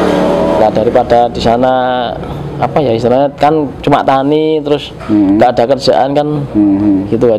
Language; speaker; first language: Indonesian; native; Indonesian